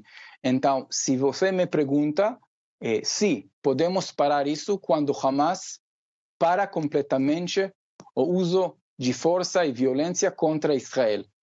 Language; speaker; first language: Portuguese; non-native, fluent; Hebrew